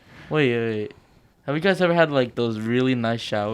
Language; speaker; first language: English; native; English